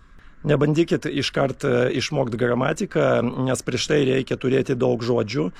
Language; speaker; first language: Lithuanian; non-native, fluent; Russian